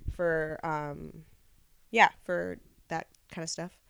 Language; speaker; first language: English; early bilingual, other home language; Spanish